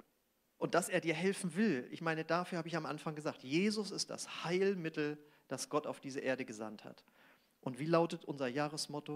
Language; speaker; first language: German; native; German